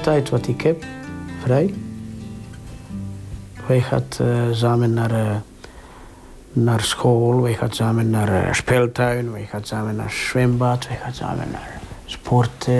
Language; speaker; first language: Dutch; non-native, learner; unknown